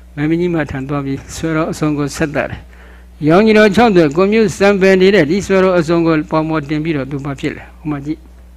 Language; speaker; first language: Burmese; native; Burmese